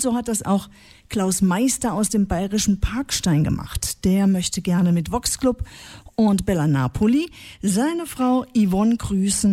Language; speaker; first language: German; native; German